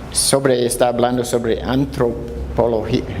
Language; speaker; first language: Spanish; non-native, fluent; English